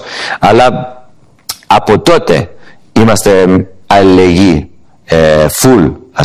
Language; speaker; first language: Greek; early bilingual, heritage; English